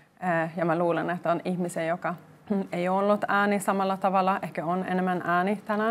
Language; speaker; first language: Finnish; non-native, local second language; Swedish